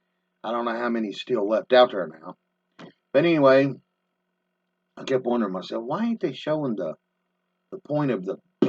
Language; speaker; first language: English; native; English